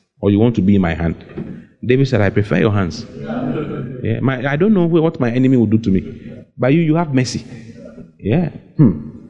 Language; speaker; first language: English; non-native, local second language; Akan